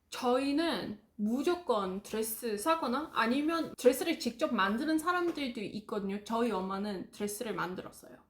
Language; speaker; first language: Korean; non-native, fluent; English